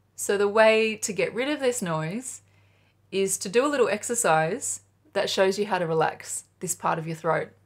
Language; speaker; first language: English; native; English